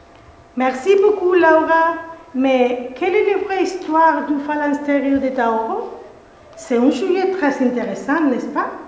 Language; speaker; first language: French; non-native, fluent; Spanish